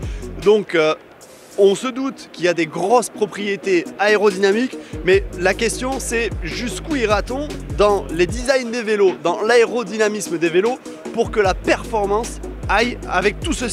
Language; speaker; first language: French; native; French